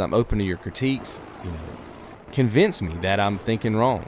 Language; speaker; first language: English; native; English